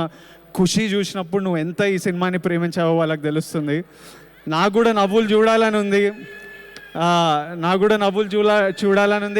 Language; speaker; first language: Telugu; native; Telugu